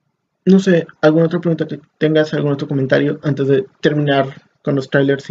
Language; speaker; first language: Spanish; native; Spanish